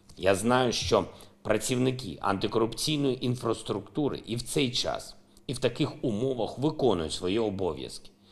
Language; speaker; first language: Ukrainian; non-native, local second language; Russian